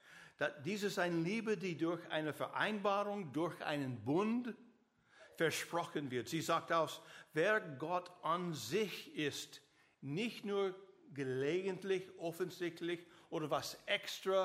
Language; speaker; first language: German; non-native, learner; English